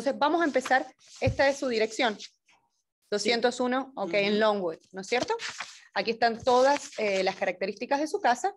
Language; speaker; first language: Spanish; native; Spanish